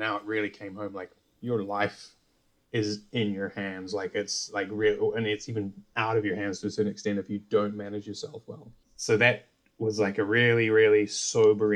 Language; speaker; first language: English; native; English